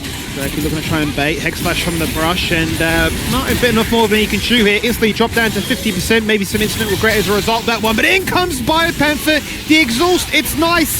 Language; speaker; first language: English; native; English